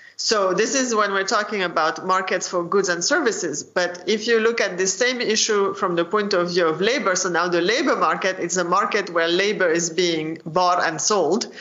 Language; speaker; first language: English; non-native, fluent; French